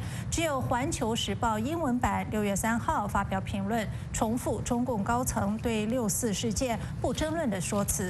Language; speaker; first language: Chinese; native; Chinese